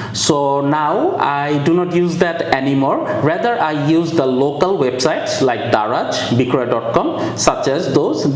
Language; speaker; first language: English; non-native, fluent; Bangla